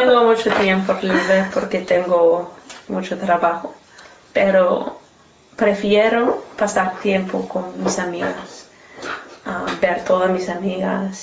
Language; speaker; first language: Spanish; non-native, learner; English